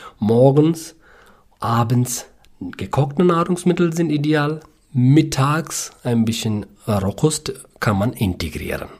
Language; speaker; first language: German; non-native, learner; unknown